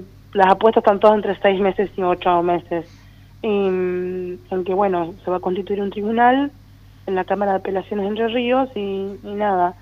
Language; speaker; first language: Spanish; native; Spanish